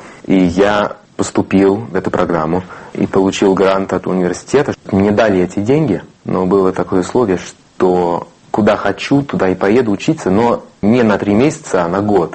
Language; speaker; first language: Russian; non-native, fluent; English